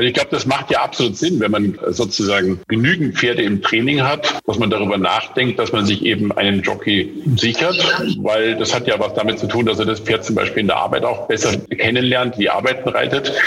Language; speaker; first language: German; native; German